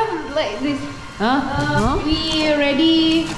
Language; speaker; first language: English; non-native, learner; Indonesian